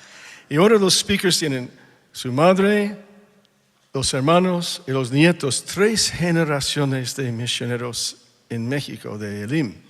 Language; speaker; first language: Spanish; non-native, fluent; English